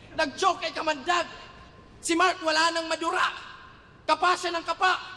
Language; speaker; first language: Filipino; native; Filipino